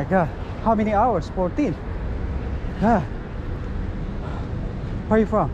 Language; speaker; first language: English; non-native, local second language; Filipino